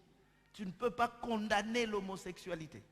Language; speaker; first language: French; non-native, local second language; Lingala